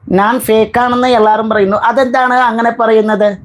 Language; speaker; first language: Malayalam; non-native, learner; Bangla